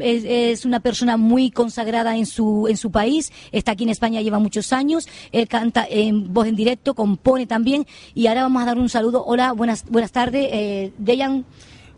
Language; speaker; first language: Spanish; native; Spanish